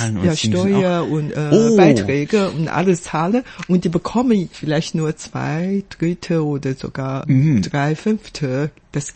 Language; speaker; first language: German; non-native, fluent; Chinese